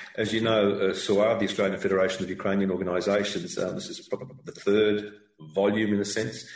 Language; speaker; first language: English; early bilingual, other home language; Ukrainian